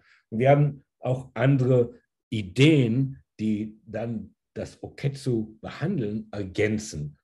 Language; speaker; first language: German; early bilingual, heritage; German